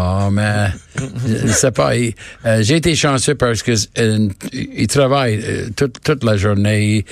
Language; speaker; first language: French; non-native, learner; English